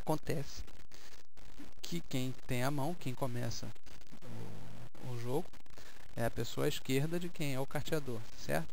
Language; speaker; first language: Portuguese; native; Portuguese